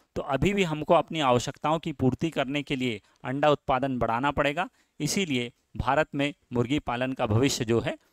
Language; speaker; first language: Hindi; native; Hindi